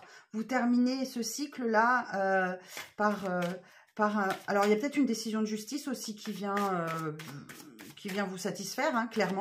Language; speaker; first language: French; native; French